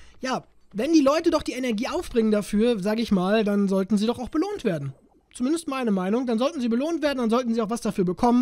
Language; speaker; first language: German; native; German